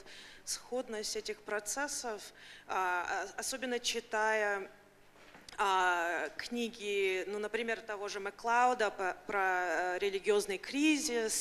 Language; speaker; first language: Russian; early bilingual, heritage; Russian